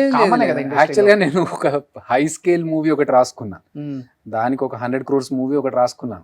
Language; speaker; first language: Telugu; native; Telugu